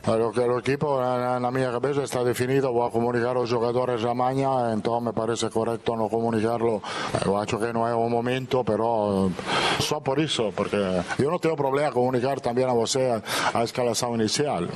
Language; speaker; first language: Portuguese; non-native, fluent; Italian